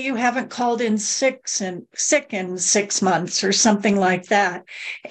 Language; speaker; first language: English; native; English